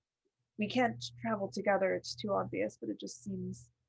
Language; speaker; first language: English; native; English